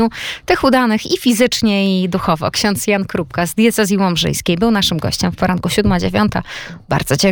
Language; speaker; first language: Polish; native; Polish